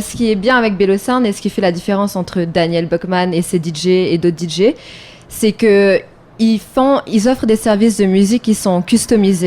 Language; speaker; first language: French; native; French